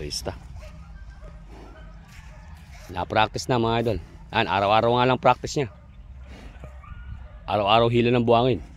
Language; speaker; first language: Filipino; native; Filipino